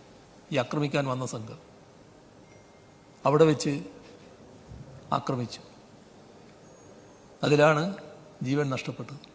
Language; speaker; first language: Malayalam; native; Malayalam